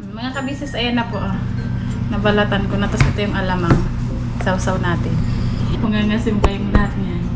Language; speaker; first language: Filipino; native; Filipino